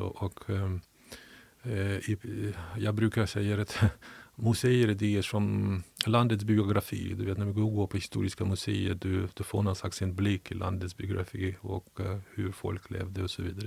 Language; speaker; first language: Swedish; non-native, fluent; Ukrainian